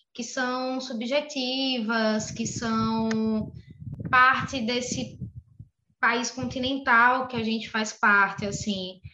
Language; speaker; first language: Portuguese; native; Portuguese